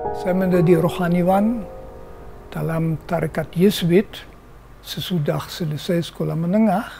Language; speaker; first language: Indonesian; non-native, fluent; German